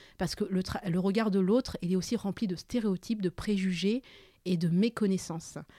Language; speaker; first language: French; early bilingual, other home language; Malagasy